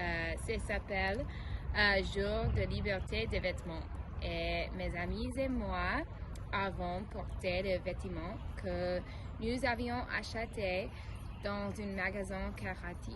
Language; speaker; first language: French; non-native, learner; English